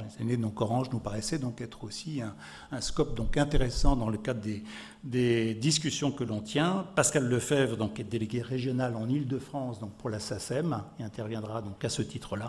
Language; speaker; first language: French; native; French